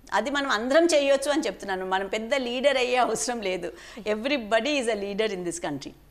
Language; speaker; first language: Telugu; native; Telugu